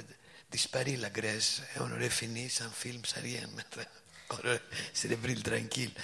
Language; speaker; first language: French; non-native, fluent; Greek